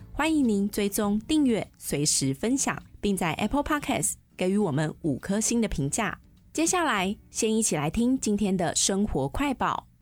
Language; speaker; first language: Chinese; native; Chinese